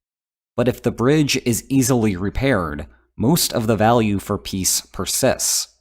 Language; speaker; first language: English; native; English